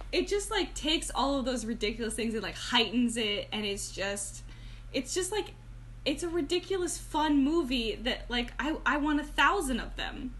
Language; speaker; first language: English; native; English